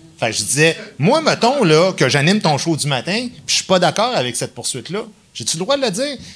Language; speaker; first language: French; native; French